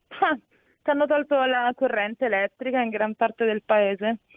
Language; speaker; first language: Italian; native; Italian